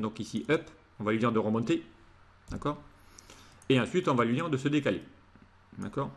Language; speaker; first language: French; native; French